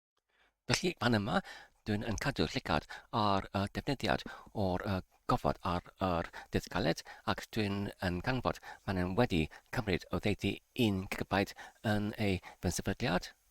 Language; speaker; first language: Welsh; non-native, learner; English